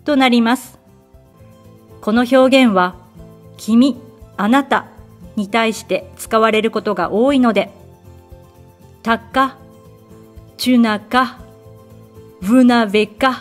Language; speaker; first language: Japanese; native; Japanese